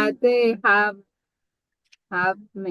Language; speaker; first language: English; non-native, learner; Spanish